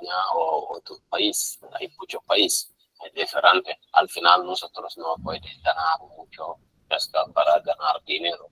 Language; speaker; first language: Spanish; non-native, learner; Wolof